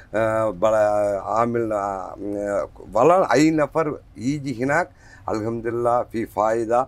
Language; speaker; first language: Arabic; non-native, learner; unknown